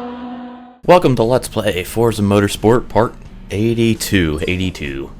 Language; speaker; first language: English; native; English